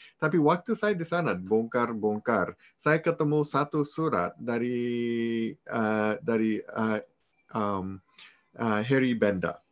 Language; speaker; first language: Indonesian; non-native, fluent; English